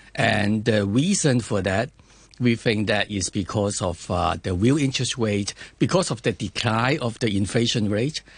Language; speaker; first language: English; non-native, fluent; Chinese